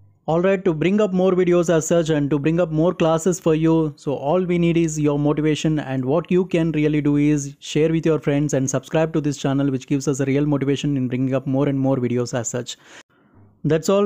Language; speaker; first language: English; non-native, local second language; Telugu